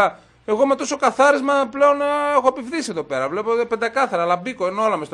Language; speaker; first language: Greek; native; Greek